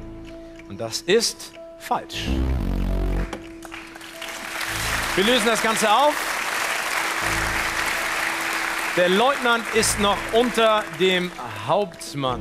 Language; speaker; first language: German; native; German